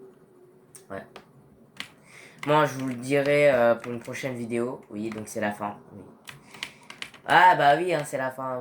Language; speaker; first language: French; native; French